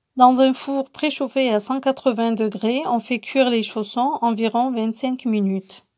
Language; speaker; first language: French; non-native, local second language; Arabic